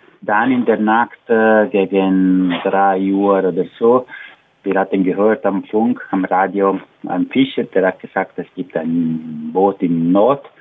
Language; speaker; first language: German; non-native, learner; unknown